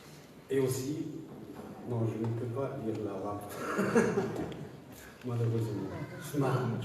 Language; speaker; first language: French; non-native, learner; German